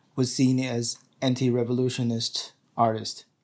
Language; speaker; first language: English; non-native, fluent; Chinese